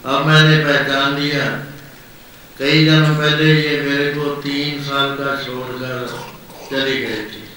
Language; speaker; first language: Hindi; non-native, local second language; Punjabi